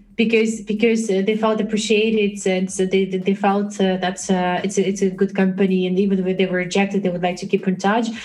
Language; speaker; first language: English; non-native, fluent; Russian